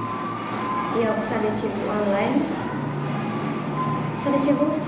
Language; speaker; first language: Turkish; non-native, learner; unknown